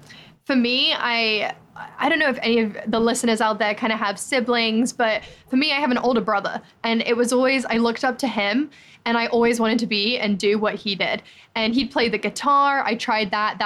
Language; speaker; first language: English; native; English